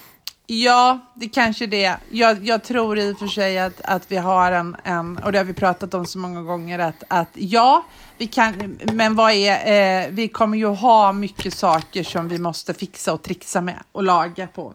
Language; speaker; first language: Swedish; native; Swedish